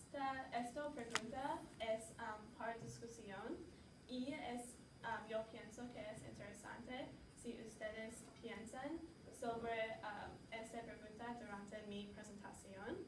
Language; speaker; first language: Spanish; non-native, learner; English